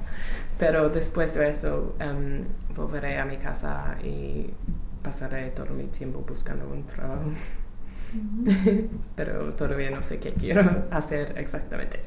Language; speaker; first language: Spanish; non-native, learner; English